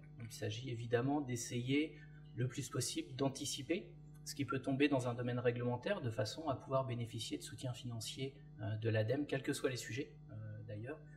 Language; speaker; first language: French; native; French